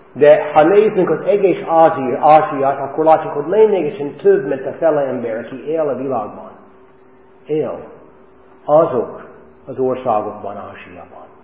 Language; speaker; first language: Hungarian; non-native, fluent; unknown